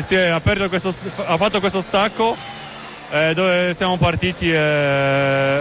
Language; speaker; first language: Italian; non-native, fluent; Polish